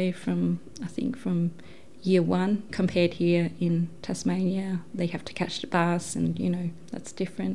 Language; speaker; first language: English; non-native, fluent; Danish